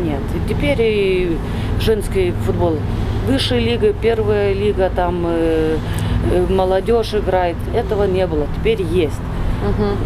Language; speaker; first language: Russian; non-native, learner; Lithuanian